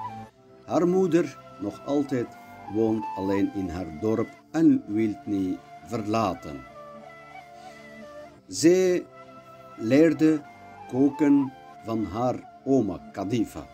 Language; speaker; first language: Dutch; non-native, learner; Kurdish